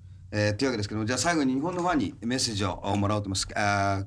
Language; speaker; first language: Japanese; native; Japanese